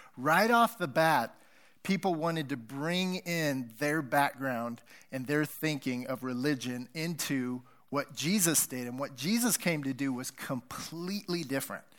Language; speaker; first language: English; native; English